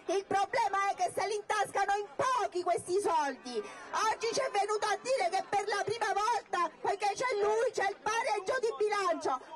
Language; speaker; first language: Italian; native; Italian